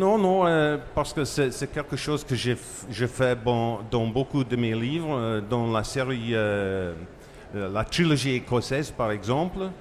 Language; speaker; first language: French; non-native, fluent; English